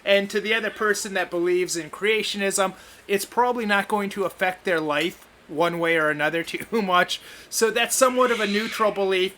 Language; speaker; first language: English; native; English